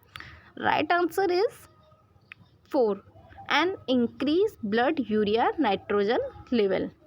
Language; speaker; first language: English; non-native, local second language; Hindi